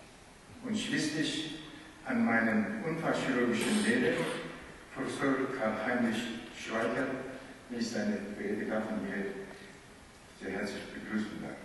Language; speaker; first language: German; non-native, fluent; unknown